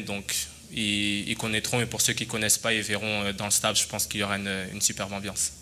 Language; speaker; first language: French; native; French